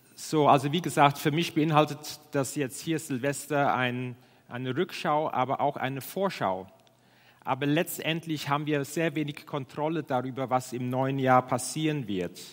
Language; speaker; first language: German; non-native, fluent; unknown